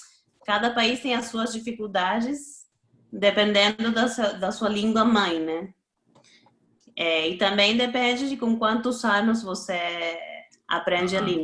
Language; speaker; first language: Portuguese; non-native, fluent; Spanish